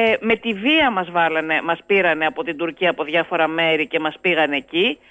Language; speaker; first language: Greek; native; Greek